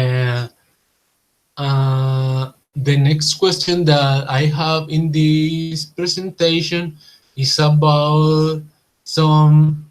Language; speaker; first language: English; non-native, learner; Spanish